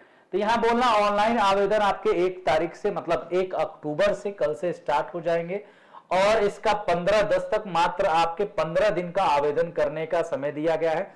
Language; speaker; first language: Hindi; native; Hindi